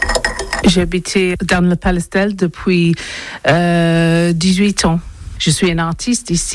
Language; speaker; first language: French; non-native, learner; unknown